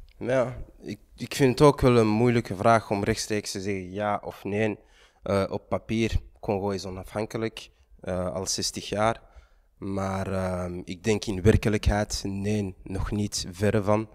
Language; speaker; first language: Dutch; early bilingual, other home language; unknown